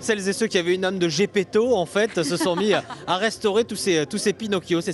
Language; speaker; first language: French; native; French